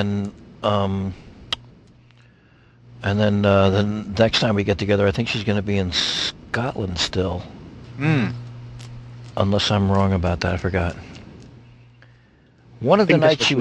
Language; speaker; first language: English; native; English